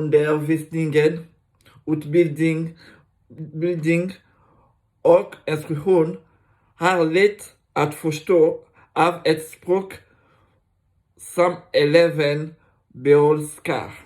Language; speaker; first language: Swedish; non-native, learner; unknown